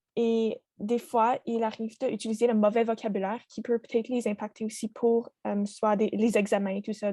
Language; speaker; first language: French; native; French